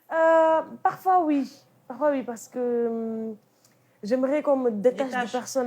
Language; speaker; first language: French; non-native, local second language; Wolof